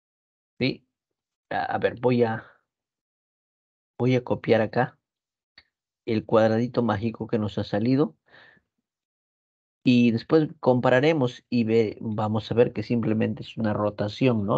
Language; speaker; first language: Spanish; native; Spanish